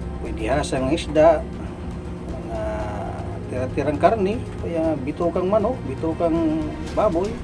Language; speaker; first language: Filipino; non-native, local second language; Waray